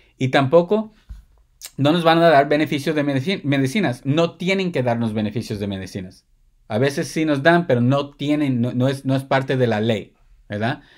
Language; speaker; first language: Spanish; early bilingual, heritage; Spanish